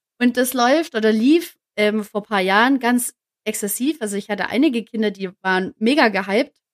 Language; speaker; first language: German; native; German